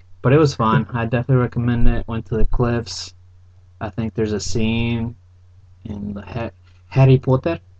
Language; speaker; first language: English; early bilingual, other home language; Spanish